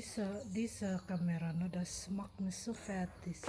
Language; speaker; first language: German; non-native, learner; Cebuano